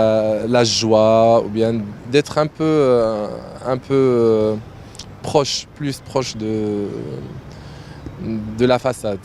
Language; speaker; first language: French; non-native, local second language; Arabic